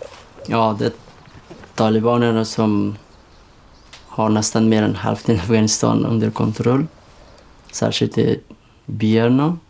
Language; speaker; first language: Swedish; non-native, learner; Persian